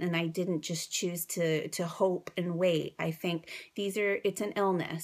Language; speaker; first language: English; native; English